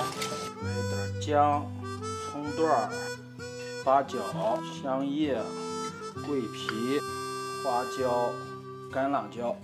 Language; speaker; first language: Chinese; native; Chinese